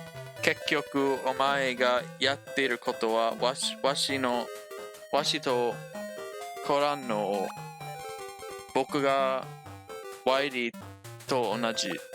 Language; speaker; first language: Japanese; non-native, learner; English